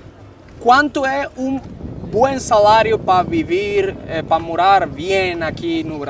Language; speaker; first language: Portuguese; non-native, learner; Spanish